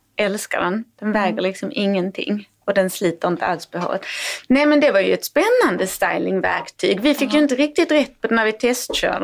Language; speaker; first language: Swedish; native; Swedish